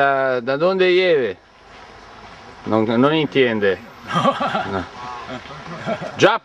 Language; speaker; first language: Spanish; non-native, learner; Italian